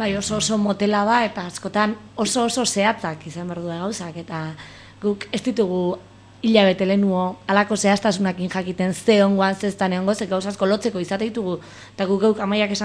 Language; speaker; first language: Basque; native; Basque